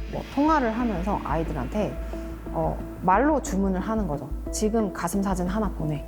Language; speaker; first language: Korean; native; Korean